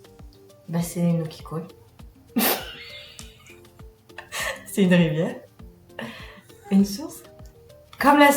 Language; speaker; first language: French; native; French